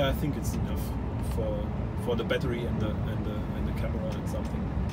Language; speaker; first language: English; non-native, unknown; German